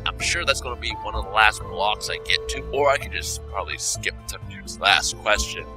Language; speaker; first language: English; native; English